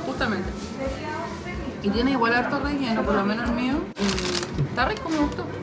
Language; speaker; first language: Spanish; native; Spanish